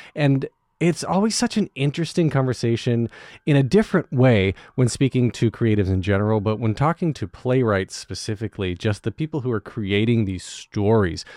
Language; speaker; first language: English; native; English